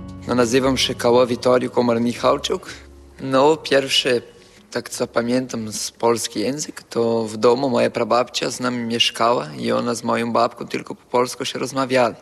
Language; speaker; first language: Polish; early bilingual, heritage; Polish